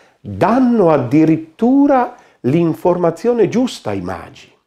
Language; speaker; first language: Italian; native; Italian